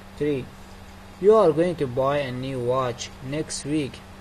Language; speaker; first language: English; non-native, fluent; Persian